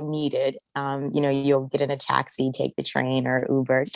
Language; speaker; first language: English; native; English